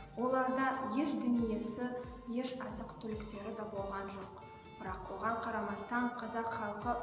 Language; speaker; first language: Kazakh; non-native, local second language; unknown